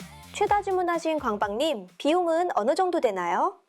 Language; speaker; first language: Korean; native; Korean